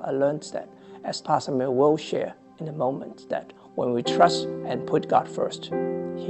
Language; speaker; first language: English; non-native, local second language; Cantonese